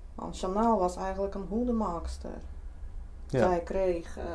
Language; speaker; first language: Dutch; non-native, fluent; Lithuanian